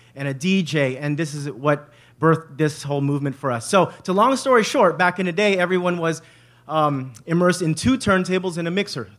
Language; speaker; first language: English; native; English